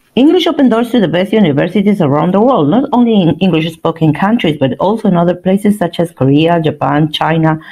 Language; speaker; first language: English; non-native, fluent; Spanish